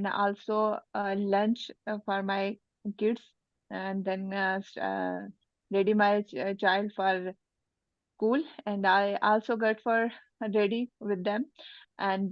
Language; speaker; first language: English; non-native, learner; Urdu